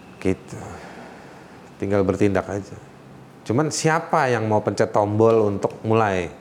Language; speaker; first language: Indonesian; native; Indonesian